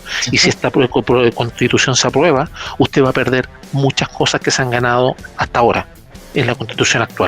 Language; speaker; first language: Spanish; native; Spanish